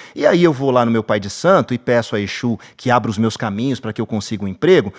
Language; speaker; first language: Portuguese; native; Portuguese